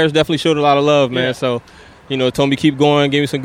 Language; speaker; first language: English; native; English